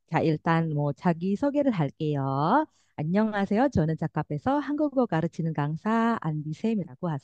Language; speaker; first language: Korean; non-native, fluent; Indonesian